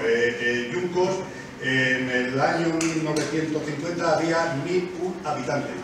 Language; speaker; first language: Spanish; native; Spanish